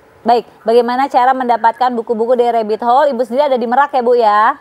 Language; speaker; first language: Indonesian; native; Indonesian